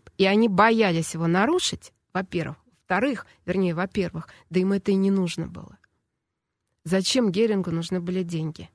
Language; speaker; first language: Russian; native; Russian